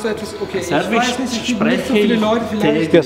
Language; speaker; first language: German; non-native, fluent; Italian